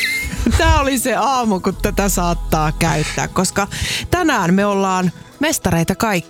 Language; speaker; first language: Finnish; native; Finnish